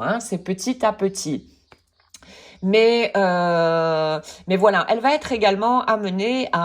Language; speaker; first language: French; native; French